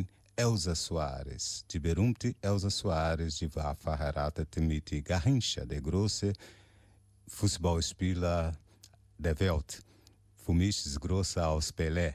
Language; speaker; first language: German; non-native, learner; Portuguese